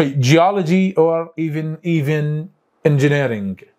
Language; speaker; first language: English; non-native, fluent; Arabic